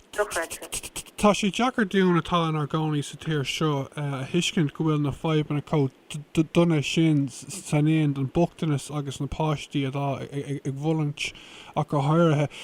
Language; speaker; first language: Irish; non-native, local second language; English